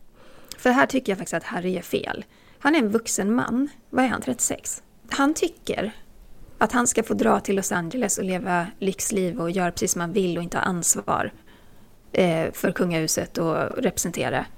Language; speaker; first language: Swedish; native; Swedish